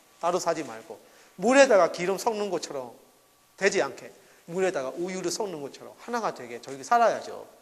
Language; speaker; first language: Korean; non-native, fluent; Burmese